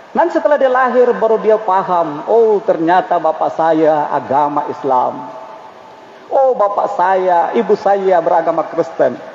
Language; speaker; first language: Indonesian; native; Indonesian